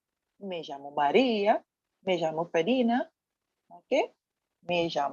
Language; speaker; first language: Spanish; non-native, fluent; English